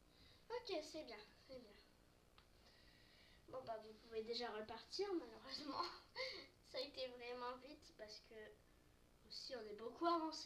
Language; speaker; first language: French; native; French